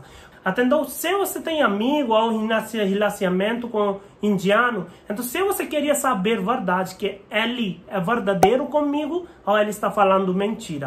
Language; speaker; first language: Portuguese; non-native, learner; Hindi